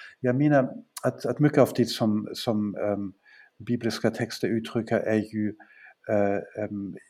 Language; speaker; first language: Swedish; non-native, fluent; German